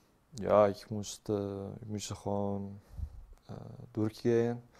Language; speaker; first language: German; non-native, learner; Dutch